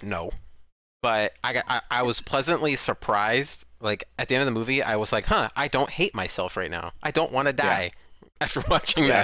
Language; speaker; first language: English; native; English